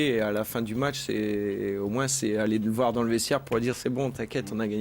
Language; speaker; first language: French; native; French